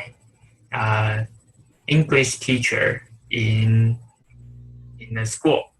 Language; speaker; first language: English; non-native, learner; Chinese